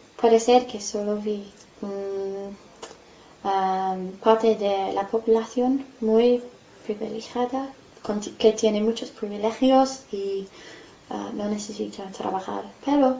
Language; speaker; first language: Spanish; non-native, fluent; English